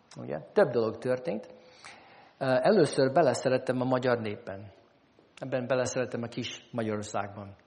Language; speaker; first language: Hungarian; non-native, fluent; English